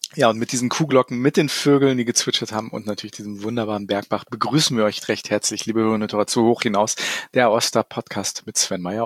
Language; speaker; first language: German; native; German